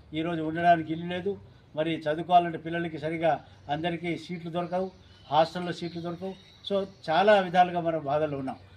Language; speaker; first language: Telugu; non-native, local second language; Lambadi